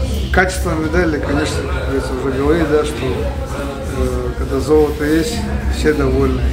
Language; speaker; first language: Russian; non-native, fluent; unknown